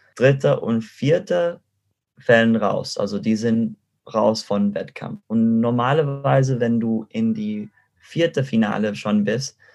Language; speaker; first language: German; non-native, fluent; Spanish